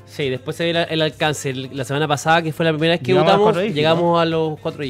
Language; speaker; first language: Spanish; native; Spanish